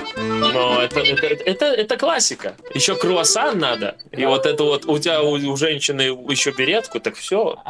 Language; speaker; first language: Russian; non-native, local second language; Latvian